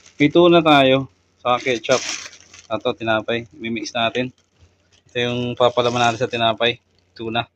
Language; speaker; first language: Filipino; native; Filipino